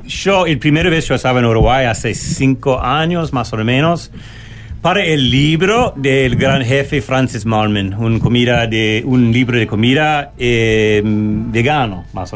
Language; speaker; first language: Spanish; non-native, learner; English